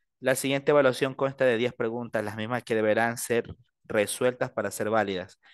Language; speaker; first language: Spanish; native; Spanish